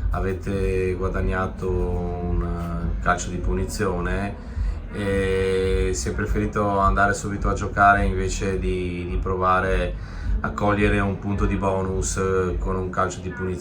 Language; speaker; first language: Italian; native; Italian